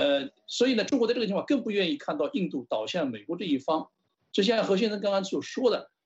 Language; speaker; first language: Chinese; native; Chinese